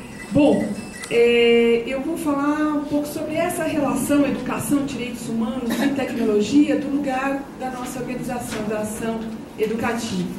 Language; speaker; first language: Portuguese; native; Portuguese